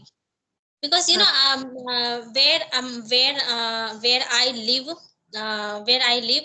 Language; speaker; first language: English; non-native, learner; Hindi